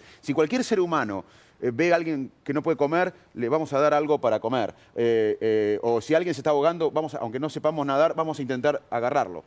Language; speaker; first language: Spanish; native; Spanish